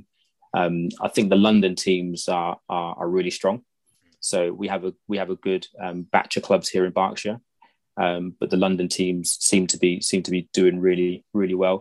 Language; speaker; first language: English; native; English